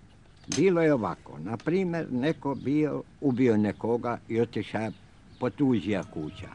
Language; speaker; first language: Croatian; non-native, local second language; Albanian